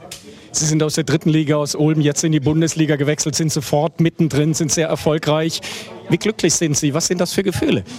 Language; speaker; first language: German; native; German